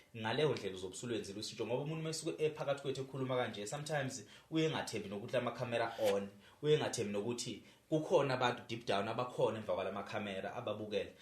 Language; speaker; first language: Zulu; native; Zulu